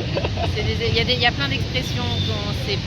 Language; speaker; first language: French; native; French